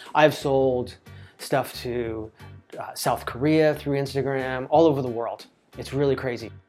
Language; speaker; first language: English; native; English